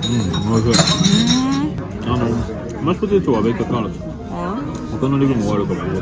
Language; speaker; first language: Japanese; non-native, learner; French